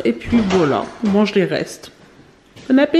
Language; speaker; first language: French; native; French